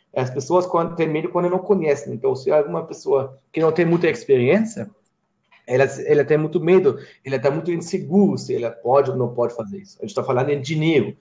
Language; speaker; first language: Portuguese; non-native, fluent; German